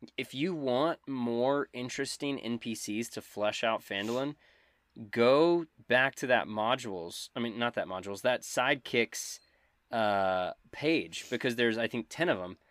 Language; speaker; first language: English; native; English